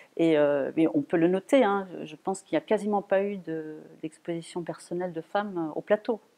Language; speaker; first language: French; non-native, fluent; German